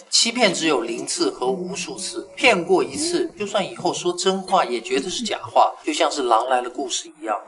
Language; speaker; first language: Chinese; native; Chinese